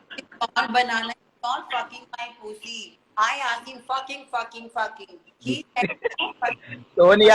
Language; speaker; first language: English; non-native, learner; Hindi